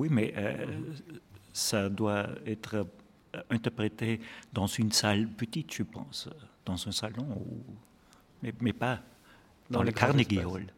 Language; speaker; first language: French; non-native, fluent; German